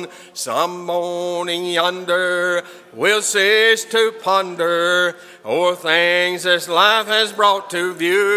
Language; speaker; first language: English; native; English